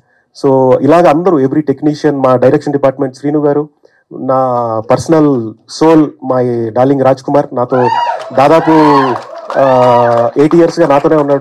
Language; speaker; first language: Telugu; native; Telugu